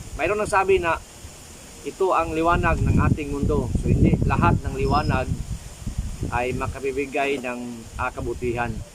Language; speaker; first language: Filipino; non-native, local second language; Cebuano